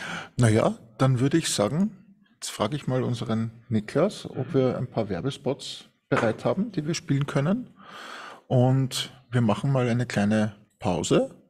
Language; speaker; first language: German; native; German